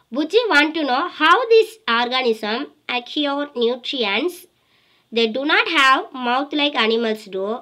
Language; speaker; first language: English; non-native, local second language; Tamil